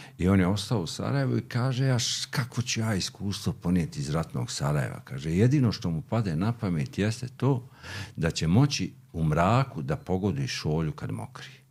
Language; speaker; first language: Croatian; native; Croatian